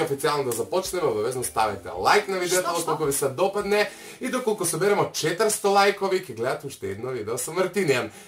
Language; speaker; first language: Macedonian; native; Macedonian